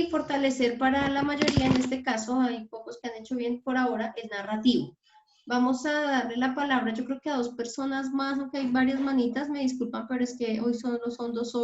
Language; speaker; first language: Spanish; native; Spanish